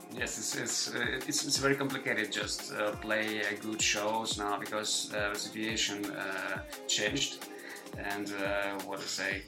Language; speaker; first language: English; non-native, learner; Ukrainian